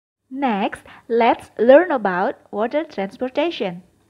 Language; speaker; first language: English; non-native, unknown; Indonesian